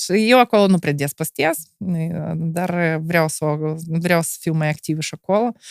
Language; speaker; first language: Romanian; non-native, local second language; Russian